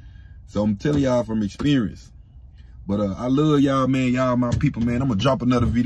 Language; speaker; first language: English; native; English